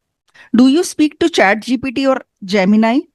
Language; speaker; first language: English; non-native, fluent; Hindi